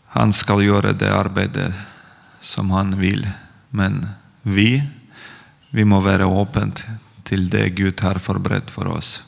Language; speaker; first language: Norwegian; non-native, fluent; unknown